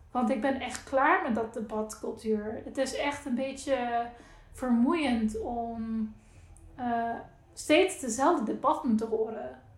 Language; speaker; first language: Dutch; non-native, local second language; Papiamento